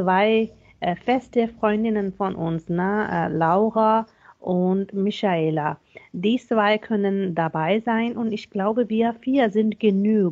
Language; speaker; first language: German; non-native, fluent; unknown